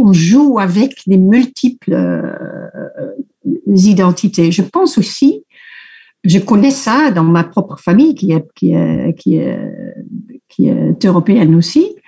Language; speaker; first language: French; non-native, fluent; Dutch